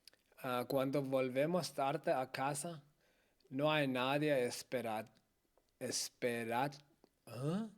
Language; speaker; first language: Spanish; non-native, learner; Danish